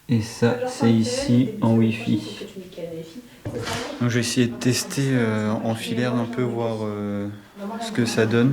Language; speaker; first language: French; native; French